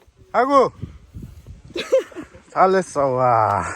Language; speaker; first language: Korean; non-native, learner; Nepali